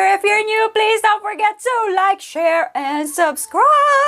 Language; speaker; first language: English; non-native, local second language; Filipino